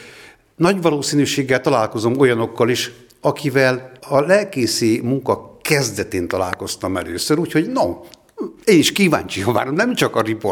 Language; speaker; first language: Hungarian; native; Hungarian